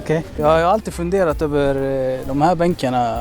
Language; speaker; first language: Swedish; non-native, fluent; Arabic